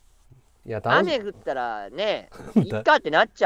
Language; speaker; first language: Japanese; native; Japanese